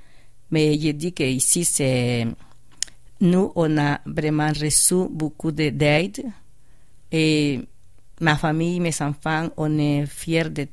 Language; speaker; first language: French; non-native, fluent; Spanish